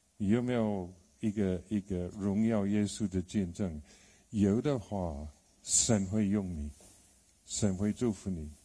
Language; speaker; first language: Chinese; non-native, fluent; English